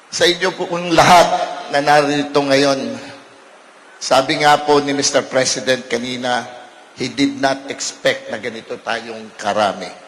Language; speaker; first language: Filipino; native; Filipino